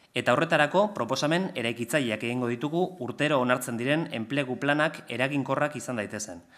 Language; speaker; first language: Basque; non-native, local second language; Spanish